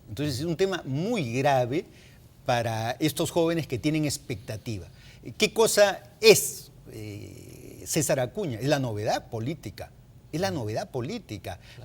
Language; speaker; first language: Spanish; native; Spanish